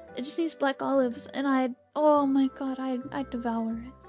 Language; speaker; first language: English; native; English